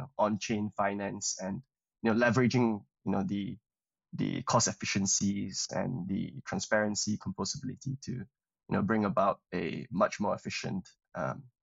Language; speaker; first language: English; non-native, local second language; Chinese